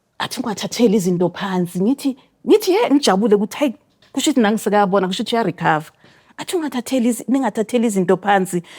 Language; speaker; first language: Zulu; native; Zulu